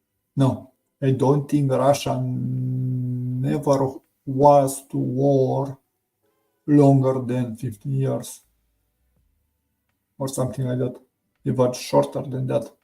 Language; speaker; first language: English; non-native, learner; Romanian